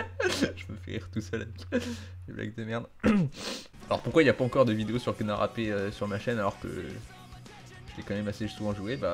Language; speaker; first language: French; native; French